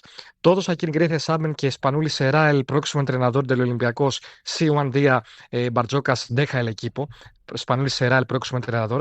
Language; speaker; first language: Spanish; non-native, fluent; Greek